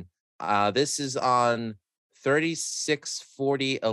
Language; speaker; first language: English; native; English